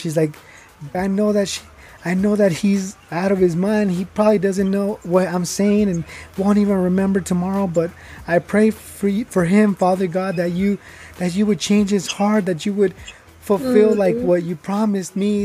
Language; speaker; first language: English; early bilingual, other home language; Spanish